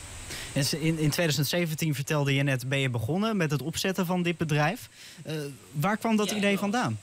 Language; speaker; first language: Dutch; native; Dutch